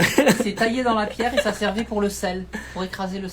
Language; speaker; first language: French; native; French